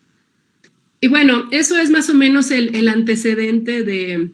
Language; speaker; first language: Spanish; native; Spanish